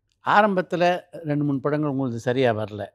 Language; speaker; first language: Tamil; native; Tamil